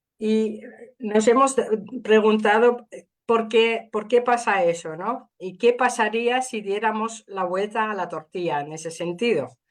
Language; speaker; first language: Spanish; non-native, fluent; Dutch